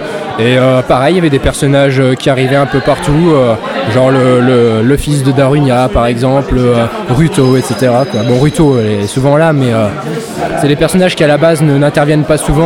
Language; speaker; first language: French; native; French